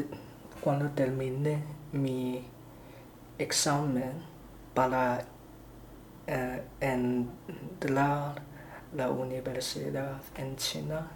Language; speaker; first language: Spanish; non-native, learner; Chinese